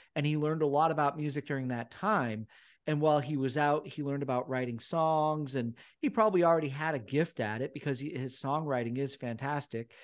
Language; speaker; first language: English; native; English